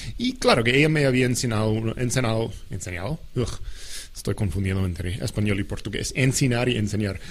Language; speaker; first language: Spanish; non-native, fluent; English